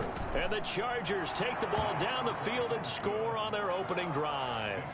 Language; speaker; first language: English; native; English